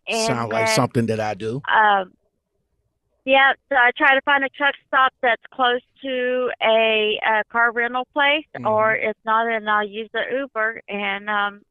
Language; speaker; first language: English; native; English